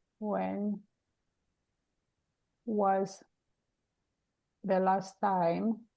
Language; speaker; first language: English; non-native, learner; Romanian